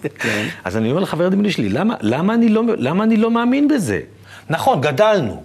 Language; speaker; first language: Hebrew; native; Hebrew